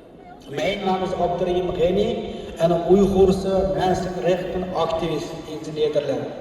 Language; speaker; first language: Dutch; non-native, learner; Uyghur